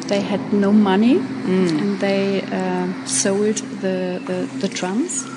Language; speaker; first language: English; non-native, learner; German